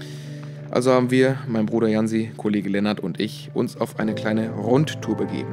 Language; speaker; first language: German; native; German